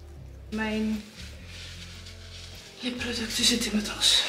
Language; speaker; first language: Dutch; native; Dutch